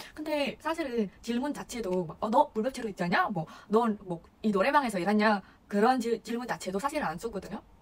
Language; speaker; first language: Korean; non-native, fluent; Indonesian